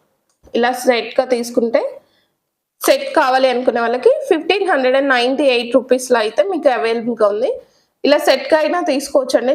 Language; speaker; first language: Telugu; native; Telugu